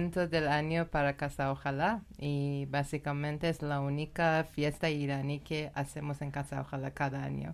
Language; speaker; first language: Spanish; non-native, learner; Persian